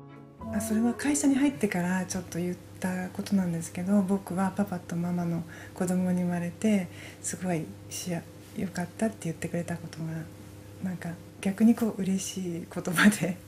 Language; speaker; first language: Japanese; native; Japanese